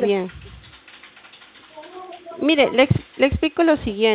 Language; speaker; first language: Spanish; native; Spanish